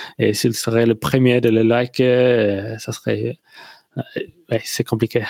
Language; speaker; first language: French; non-native, learner; English